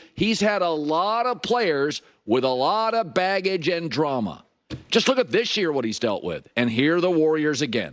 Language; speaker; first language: English; native; English